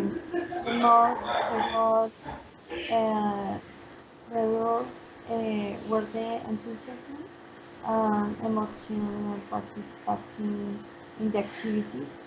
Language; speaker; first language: English; non-native, learner; Spanish